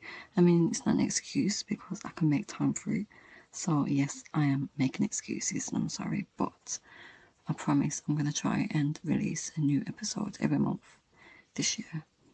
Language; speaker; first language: English; native; English